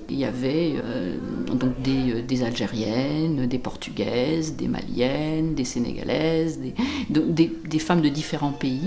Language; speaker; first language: French; native; French